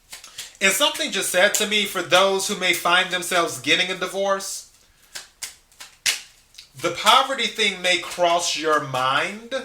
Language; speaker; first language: English; native; English